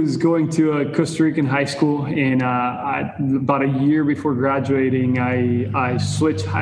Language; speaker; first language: English; non-native, fluent; Spanish